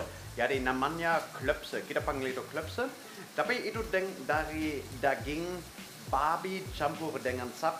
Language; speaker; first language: Indonesian; non-native, fluent; German